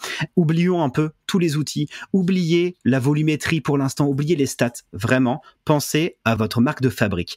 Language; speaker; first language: French; native; French